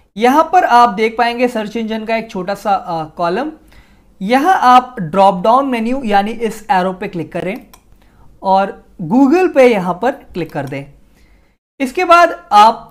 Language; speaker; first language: Hindi; native; Hindi